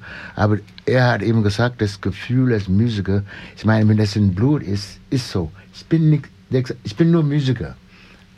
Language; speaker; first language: German; non-native, learner; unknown